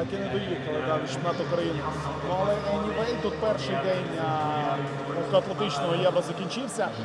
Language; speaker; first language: Ukrainian; native; Ukrainian